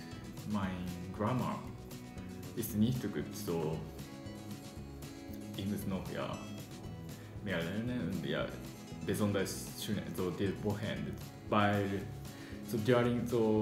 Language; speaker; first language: German; non-native, learner; Japanese